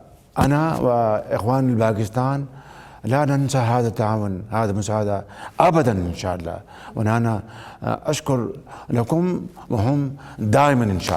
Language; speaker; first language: Arabic; non-native, learner; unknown